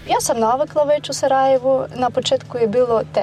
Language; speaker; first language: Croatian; non-native, fluent; Ukrainian